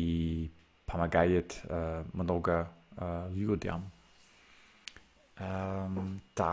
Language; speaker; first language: Russian; non-native, learner; English